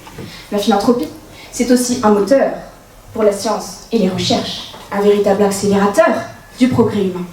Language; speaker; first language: French; native; French